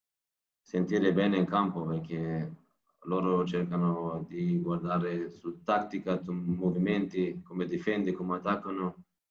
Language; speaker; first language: Italian; non-native, learner; Turkish